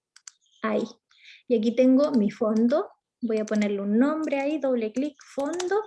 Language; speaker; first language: Spanish; native; Spanish